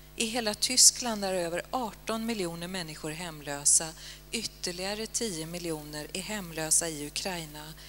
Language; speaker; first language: Swedish; native; Swedish